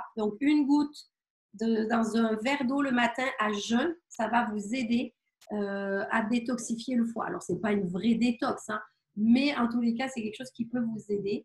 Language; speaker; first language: French; native; French